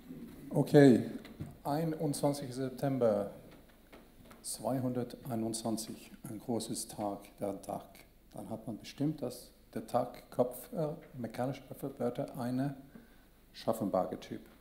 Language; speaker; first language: German; non-native, learner; Swedish